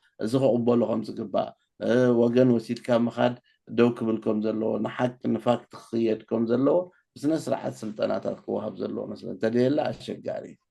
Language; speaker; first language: Tigrinya; native; Tigrinya